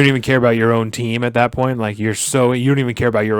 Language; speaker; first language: English; native; English